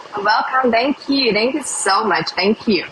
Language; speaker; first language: English; non-native, learner; Russian